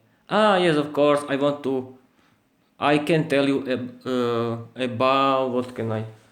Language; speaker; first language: English; non-native, learner; Slovak